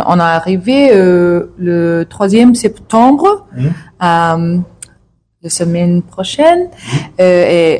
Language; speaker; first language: French; non-native, learner; English